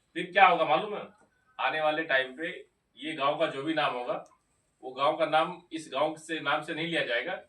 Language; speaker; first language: Hindi; native; Hindi